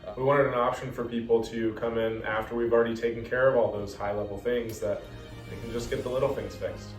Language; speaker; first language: English; native; English